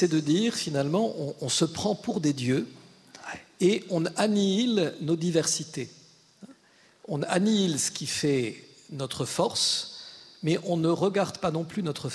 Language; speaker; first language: French; native; French